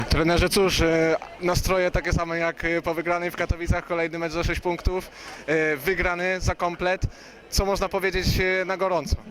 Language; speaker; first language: Polish; native; Polish